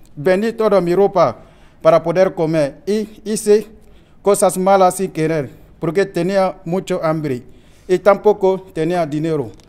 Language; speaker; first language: Spanish; non-native, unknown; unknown